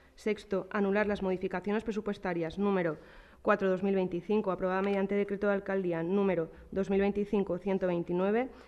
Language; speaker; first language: Spanish; non-native, local second language; Catalan